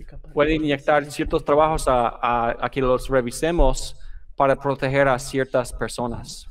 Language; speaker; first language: Spanish; non-native, fluent; English